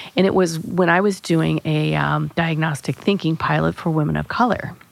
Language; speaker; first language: English; native; English